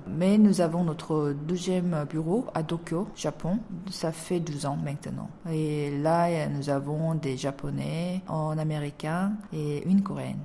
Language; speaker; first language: French; non-native, fluent; Korean